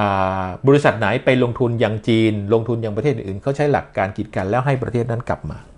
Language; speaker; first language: Thai; native; Thai